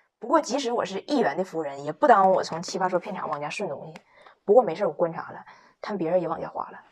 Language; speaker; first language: Chinese; native; Chinese